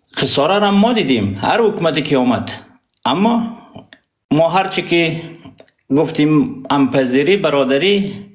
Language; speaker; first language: Persian; non-native, local second language; Pashto